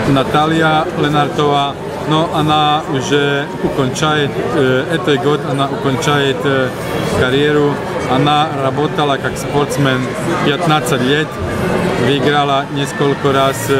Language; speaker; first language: Russian; non-native, learner; Slovak